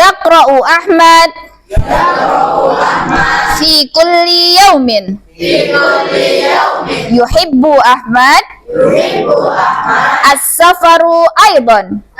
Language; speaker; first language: Arabic; non-native, fluent; Indonesian